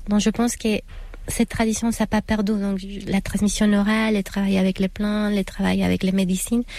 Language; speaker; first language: French; non-native, fluent; Spanish